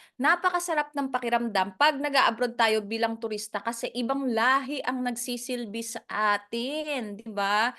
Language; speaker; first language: Filipino; non-native, local second language; Cebuano